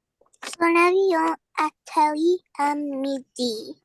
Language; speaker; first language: French; non-native, learner; English